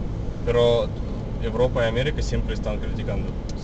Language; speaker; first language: Spanish; non-native, fluent; Russian